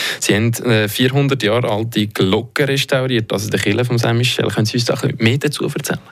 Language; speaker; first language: German; native; German